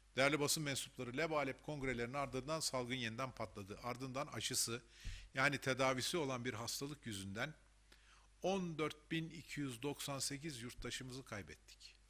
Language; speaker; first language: Turkish; native; Turkish